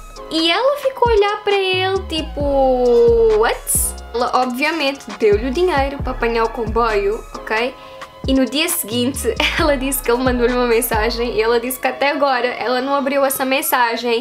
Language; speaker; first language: Portuguese; early bilingual, heritage; Portuguese